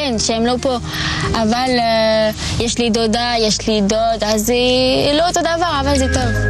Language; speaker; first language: Hebrew; non-native, learner; French